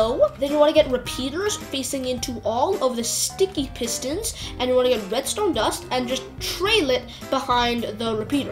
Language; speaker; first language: English; native; English